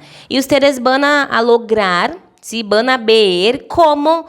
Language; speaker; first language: Spanish; non-native, fluent; Portuguese